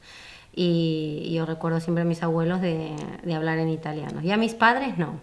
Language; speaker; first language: Spanish; native; Spanish